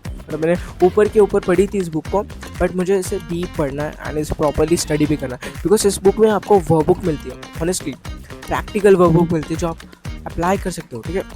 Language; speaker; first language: Hindi; non-native, local second language; Marathi